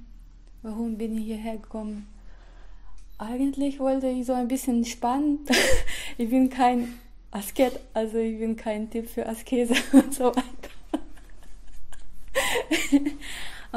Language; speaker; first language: German; non-native, fluent; Russian